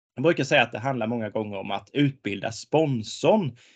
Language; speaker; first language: Swedish; native; Swedish